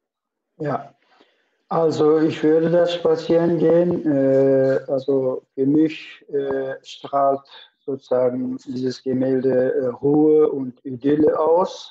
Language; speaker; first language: German; early bilingual, other home language; Turkish